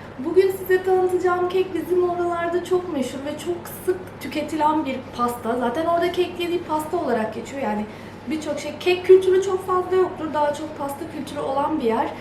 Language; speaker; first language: Turkish; early bilingual, heritage; Turkish